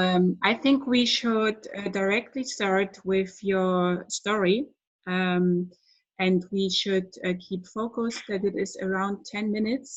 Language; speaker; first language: English; non-native, fluent; German